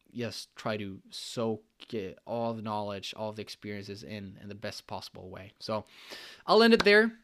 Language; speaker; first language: English; non-native, fluent; Swedish